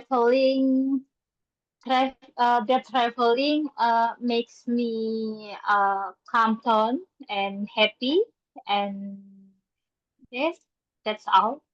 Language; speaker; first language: English; non-native, learner; Indonesian